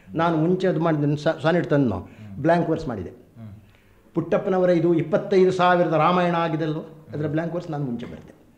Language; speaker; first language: Kannada; non-native, local second language; Konkani